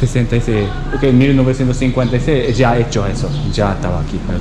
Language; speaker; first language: Spanish; non-native, learner; Japanese